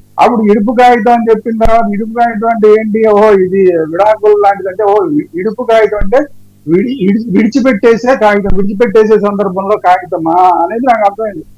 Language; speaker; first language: Telugu; native; Telugu